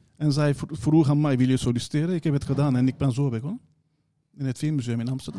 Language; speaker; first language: Dutch; non-native, fluent; Turkish